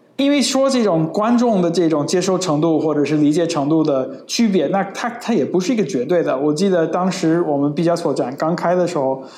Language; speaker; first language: Chinese; non-native, fluent; English